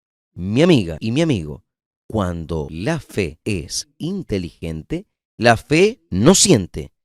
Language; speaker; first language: Spanish; non-native, fluent; Portuguese